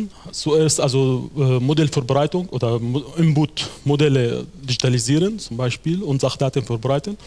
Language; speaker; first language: German; non-native, fluent; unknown